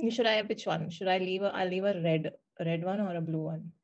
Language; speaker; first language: English; non-native, local second language; Hindi